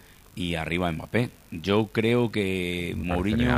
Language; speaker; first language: Spanish; native; Spanish